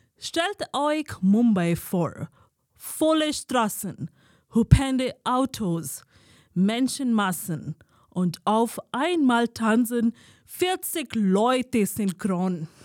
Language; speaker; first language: German; non-native, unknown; Hindi